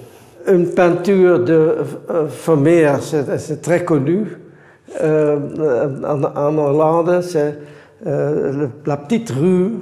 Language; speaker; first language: French; non-native, fluent; Dutch